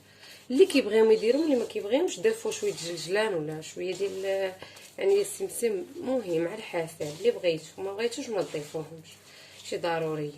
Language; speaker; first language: Arabic; native; Arabic